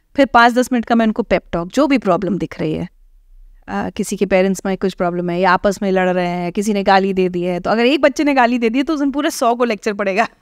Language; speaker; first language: Hindi; native; Hindi